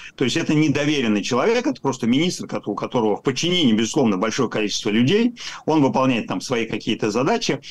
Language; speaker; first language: Russian; native; Russian